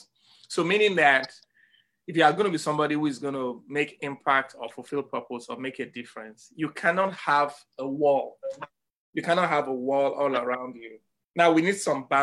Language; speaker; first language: English; non-native, local second language; Yoruba